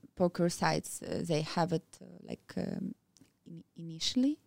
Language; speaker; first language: English; non-native, fluent; Ukrainian